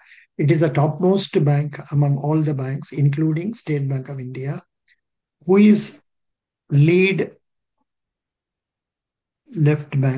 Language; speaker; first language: English; non-native, local second language; Telugu